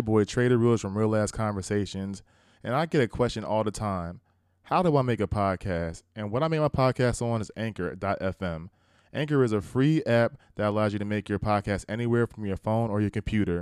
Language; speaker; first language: English; native; English